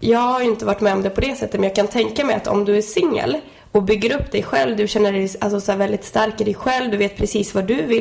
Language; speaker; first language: Swedish; native; Swedish